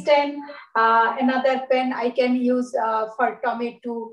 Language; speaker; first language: English; non-native, learner; Bangla